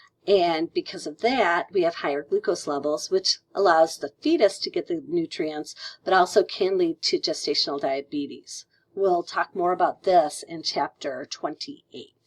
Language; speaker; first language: English; native; English